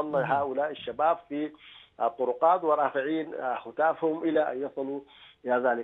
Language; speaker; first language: Arabic; native; Arabic